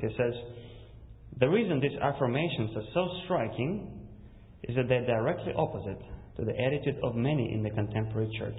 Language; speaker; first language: English; non-native, fluent; Russian